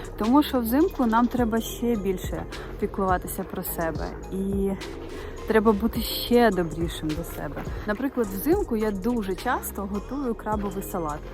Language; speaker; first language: Ukrainian; native; Ukrainian